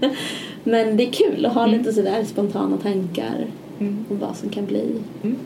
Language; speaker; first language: Swedish; native; Swedish